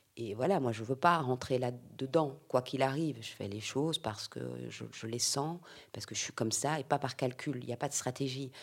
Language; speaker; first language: French; native; French